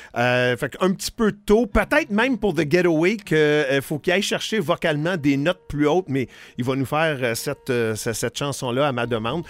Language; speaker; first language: French; native; French